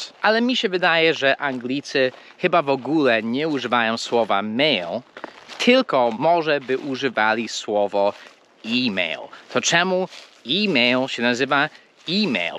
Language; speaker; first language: Polish; non-native, fluent; English